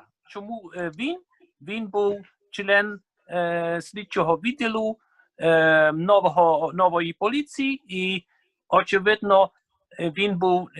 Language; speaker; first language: Ukrainian; non-native, fluent; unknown